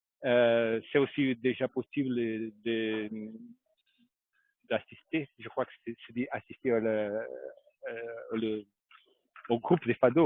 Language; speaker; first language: French; non-native, fluent; Portuguese